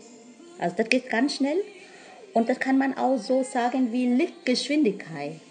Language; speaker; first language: German; non-native, learner; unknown